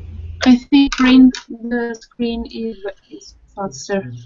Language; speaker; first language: English; non-native, learner; Spanish